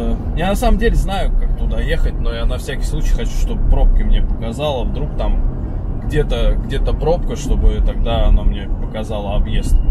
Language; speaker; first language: Russian; native; Russian